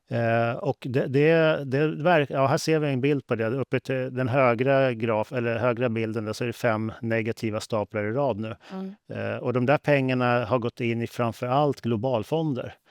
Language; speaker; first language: Swedish; native; Swedish